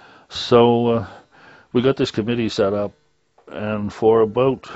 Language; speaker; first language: English; native; English